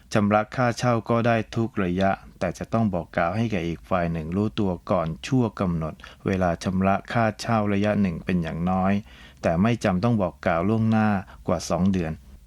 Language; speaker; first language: Thai; native; Thai